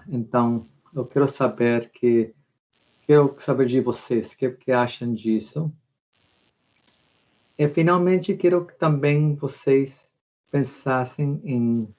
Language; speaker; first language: Portuguese; non-native, fluent; Spanish